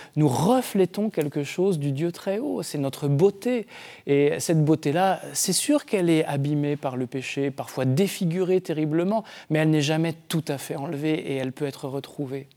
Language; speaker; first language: French; native; French